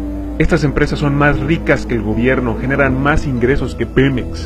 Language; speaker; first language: Spanish; native; Spanish